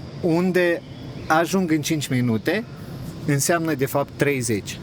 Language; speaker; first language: Romanian; native; Romanian